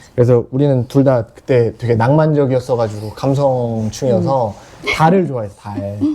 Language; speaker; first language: Korean; native; Korean